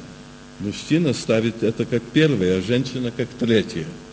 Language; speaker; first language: Russian; early bilingual, heritage; Russian